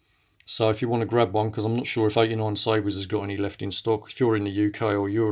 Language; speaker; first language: English; native; English